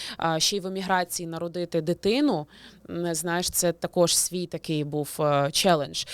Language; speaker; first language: Ukrainian; native; Ukrainian